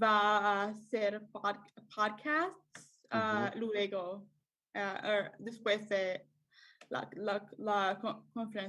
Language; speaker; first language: Spanish; non-native, learner; English